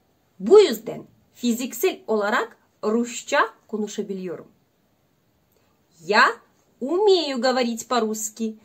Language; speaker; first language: Turkish; non-native, learner; Russian